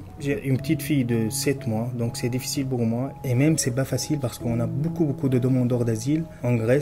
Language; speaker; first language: French; non-native, fluent; Arabic